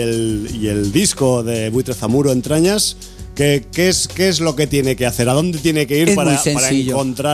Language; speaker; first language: Spanish; native; Spanish